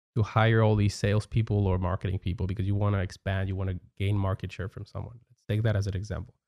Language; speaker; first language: English; non-native, fluent; Spanish